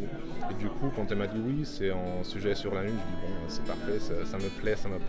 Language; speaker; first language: French; non-native, fluent; German